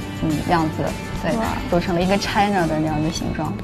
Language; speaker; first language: Chinese; native; Chinese